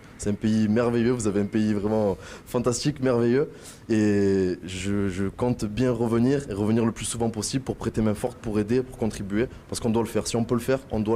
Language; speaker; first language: French; native; French